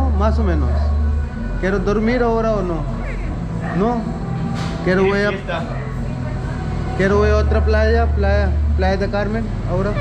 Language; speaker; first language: Spanish; non-native, learner; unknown